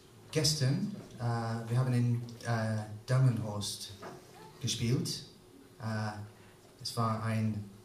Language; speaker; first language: German; non-native, learner; English